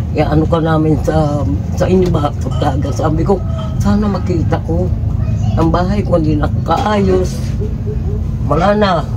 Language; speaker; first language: Filipino; non-native, local second language; Waray